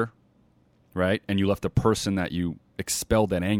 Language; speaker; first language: English; native; English